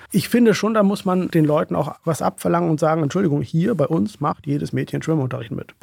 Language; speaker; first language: German; early bilingual, other home language; Urdu